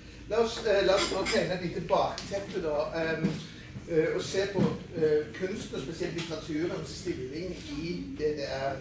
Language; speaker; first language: Norwegian; native; Norwegian